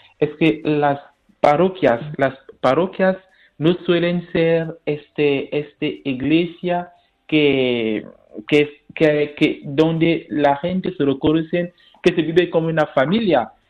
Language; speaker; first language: Spanish; non-native, fluent; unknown